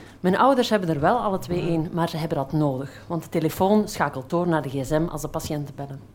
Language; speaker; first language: Dutch; native; Dutch